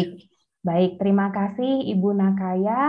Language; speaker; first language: Indonesian; native; Indonesian